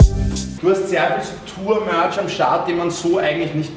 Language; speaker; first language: German; native; German